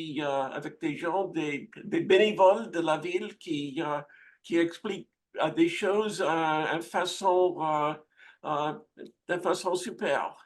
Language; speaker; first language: French; non-native, fluent; English